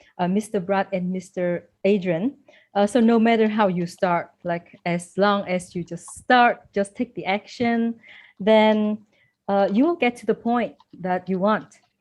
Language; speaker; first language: English; non-native, fluent; Vietnamese